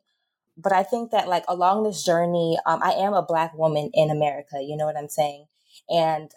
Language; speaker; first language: English; native; English